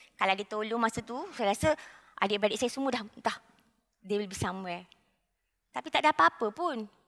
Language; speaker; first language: Malay; non-native, local second language; Tamil